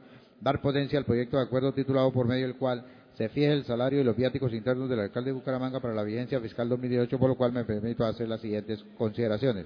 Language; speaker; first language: Spanish; native; Spanish